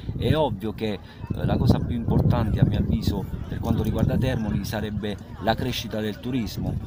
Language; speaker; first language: Italian; native; Italian